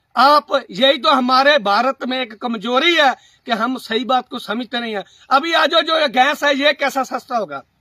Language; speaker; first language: Hindi; non-native, local second language; Punjabi